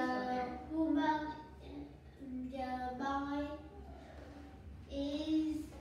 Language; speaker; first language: English; non-native, learner; Vietnamese